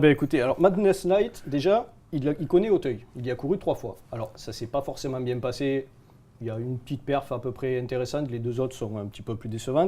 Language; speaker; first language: French; native; French